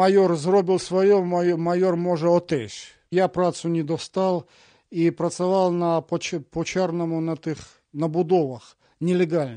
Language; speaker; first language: Polish; non-native, learner; Russian